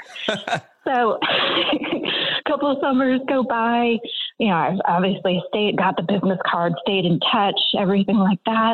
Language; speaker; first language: English; native; English